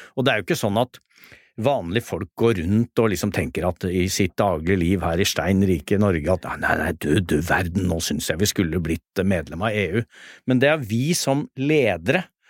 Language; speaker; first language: Norwegian; native; Norwegian